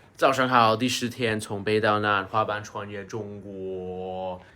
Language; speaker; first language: Chinese; non-native, learner; English